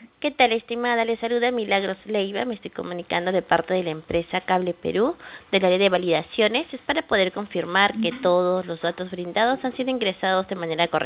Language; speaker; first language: Spanish; native; Spanish